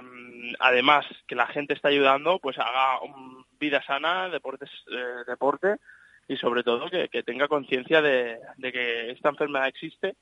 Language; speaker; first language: Spanish; native; Spanish